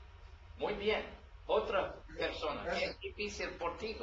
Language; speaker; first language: Spanish; non-native, learner; English